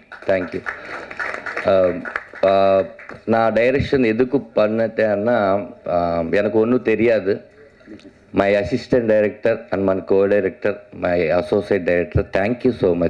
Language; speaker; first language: Tamil; non-native, learner; Telugu